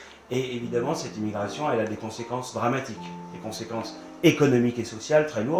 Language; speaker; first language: French; native; French